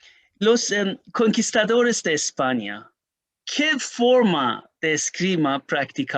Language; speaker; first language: Spanish; non-native, learner; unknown